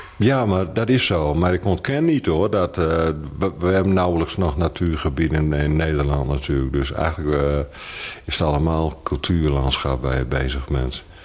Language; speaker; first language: Dutch; native; Dutch